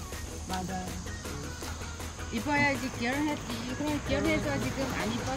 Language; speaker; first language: Korean; non-native, learner; Vietnamese